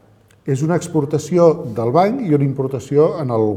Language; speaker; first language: Catalan; native; Catalan